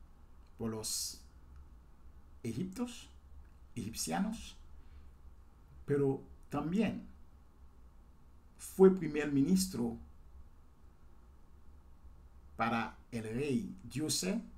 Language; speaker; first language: Spanish; non-native, fluent; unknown